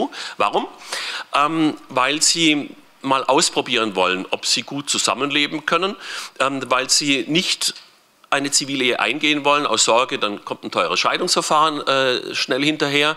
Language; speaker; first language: German; native; German